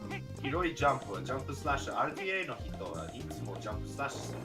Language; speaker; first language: Japanese; non-native, learner; English